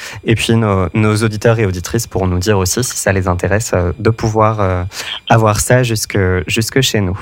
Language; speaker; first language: French; native; French